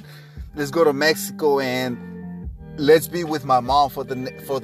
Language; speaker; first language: English; non-native, fluent; Spanish